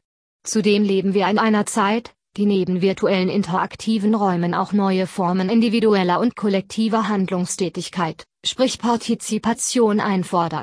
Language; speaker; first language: German; native; German